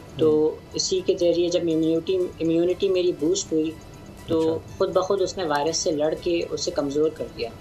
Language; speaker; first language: Urdu; native; Urdu